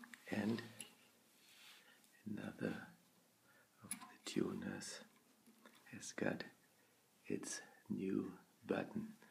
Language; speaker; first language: English; non-native, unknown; German